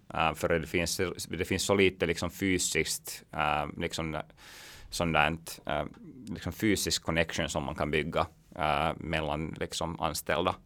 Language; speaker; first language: Swedish; native; Swedish